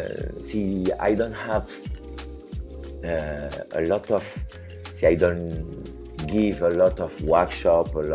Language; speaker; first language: English; non-native, learner; French